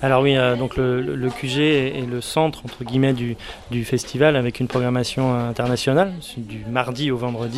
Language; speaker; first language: French; native; French